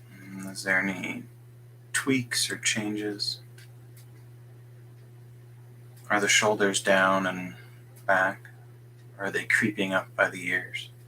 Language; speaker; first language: English; native; English